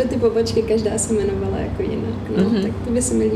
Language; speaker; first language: Czech; native; Czech